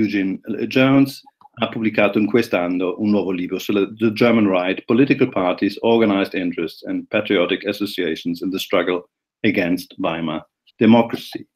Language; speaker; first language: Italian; non-native, fluent; German